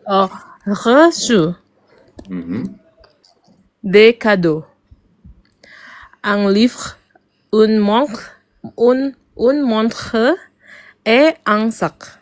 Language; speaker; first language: French; non-native, learner; Arabic